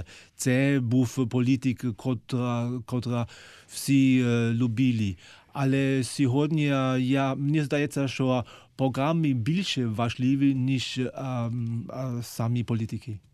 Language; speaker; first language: Ukrainian; non-native, fluent; German